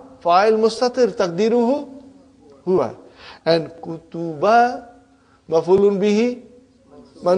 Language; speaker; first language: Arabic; non-native, fluent; English